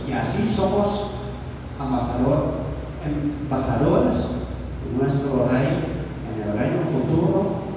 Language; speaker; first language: Spanish; non-native, fluent; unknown